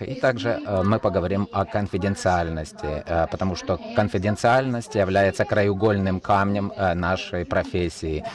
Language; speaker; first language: Russian; non-native, fluent; Italian